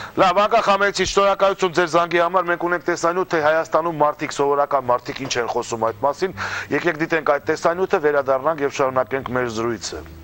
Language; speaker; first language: Armenian; native; Armenian